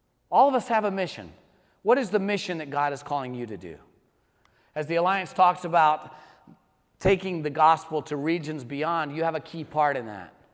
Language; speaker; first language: English; early bilingual, heritage; English